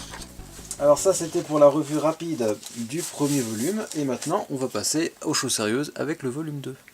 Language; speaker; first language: French; native; French